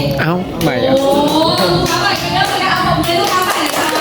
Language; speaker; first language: Thai; native; Thai